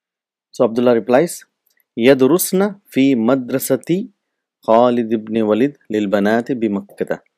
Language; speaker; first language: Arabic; non-native, fluent; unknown